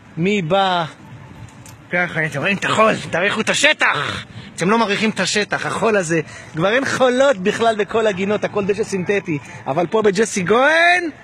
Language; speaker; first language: Hebrew; native; Hebrew